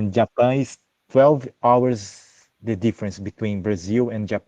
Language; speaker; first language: English; non-native, learner; Portuguese